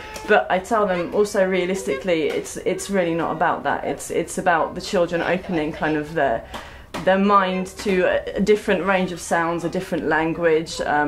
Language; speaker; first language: English; native; English